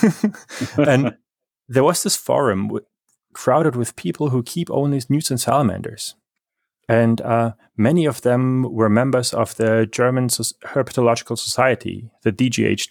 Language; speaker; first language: English; non-native, fluent; German